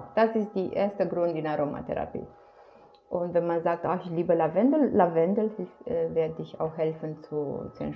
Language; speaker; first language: German; non-native, fluent; Romanian